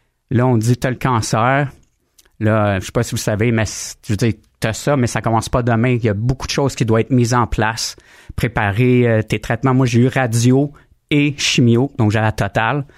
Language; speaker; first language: French; native; French